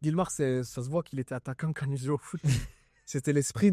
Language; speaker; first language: French; native; French